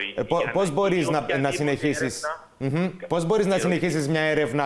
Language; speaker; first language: Greek; native; Greek